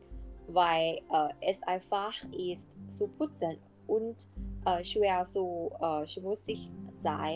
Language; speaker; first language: German; non-native, learner; Thai